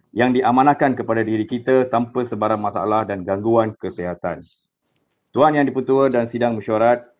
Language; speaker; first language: Malay; non-native, local second language; Tamil